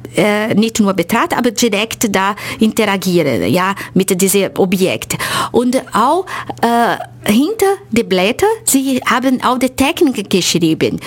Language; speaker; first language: German; non-native, fluent; Portuguese